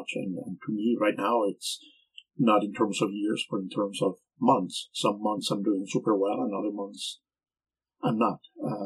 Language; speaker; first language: English; non-native, fluent; Spanish